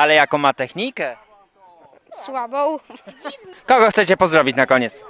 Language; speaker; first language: Polish; native; Polish